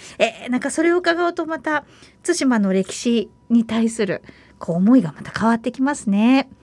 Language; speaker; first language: Japanese; native; Japanese